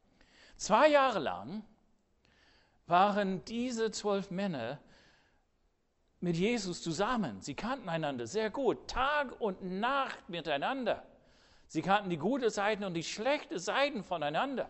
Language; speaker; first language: German; non-native, fluent; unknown